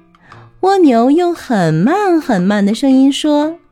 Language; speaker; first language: Chinese; native; Chinese